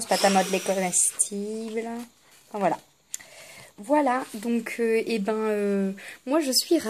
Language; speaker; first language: French; native; French